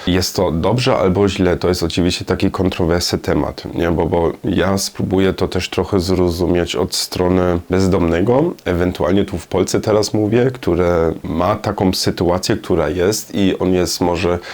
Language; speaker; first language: Polish; non-native, learner; German